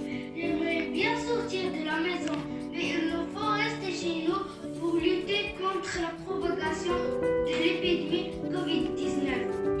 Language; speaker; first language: French; non-native, fluent; Arabic